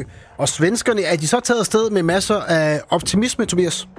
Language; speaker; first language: Danish; native; Danish